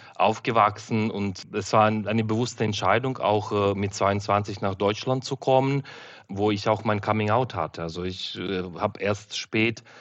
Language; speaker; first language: German; non-native, fluent; Ukrainian